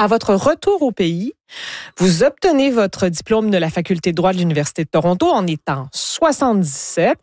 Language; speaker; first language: French; native; French